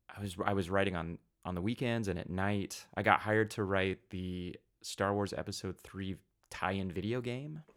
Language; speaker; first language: English; native; English